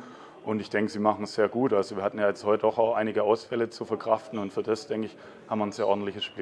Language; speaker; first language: German; native; German